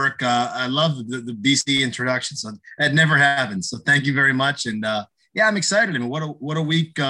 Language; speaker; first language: English; native; English